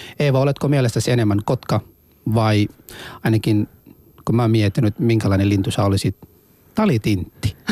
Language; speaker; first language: Finnish; non-native, fluent; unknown